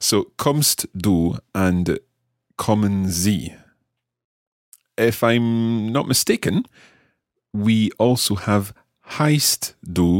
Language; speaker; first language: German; non-native, learner; English